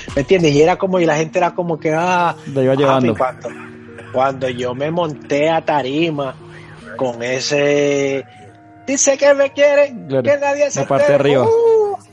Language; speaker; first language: Spanish; early bilingual, heritage; Spanish